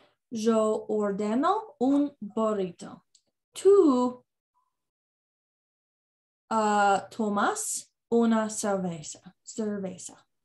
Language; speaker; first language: Spanish; non-native, learner; English